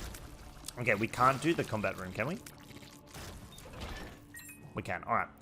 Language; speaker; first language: English; native; English